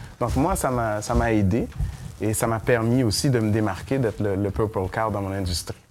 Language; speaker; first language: French; early bilingual, other home language; Haitian Creole